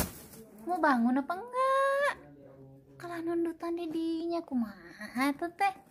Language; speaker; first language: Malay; non-native, local second language; Sundanese